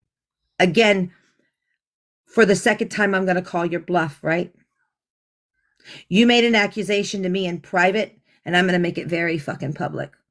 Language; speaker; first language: English; native; English